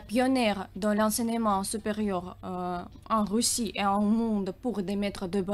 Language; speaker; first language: French; non-native, learner; Russian